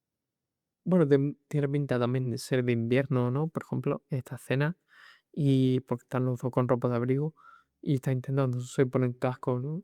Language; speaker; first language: Spanish; native; Spanish